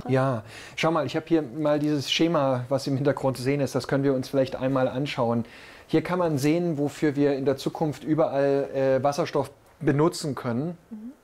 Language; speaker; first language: German; native; German